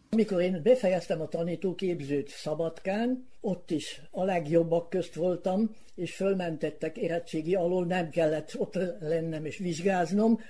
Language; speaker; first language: Hungarian; native; Hungarian